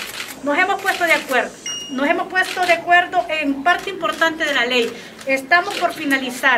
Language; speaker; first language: Spanish; native; Spanish